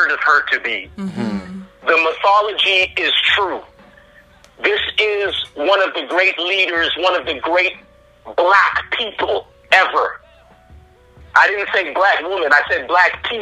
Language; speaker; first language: English; native; English